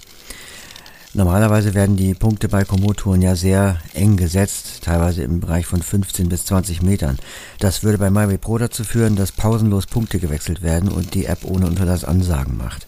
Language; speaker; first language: German; native; German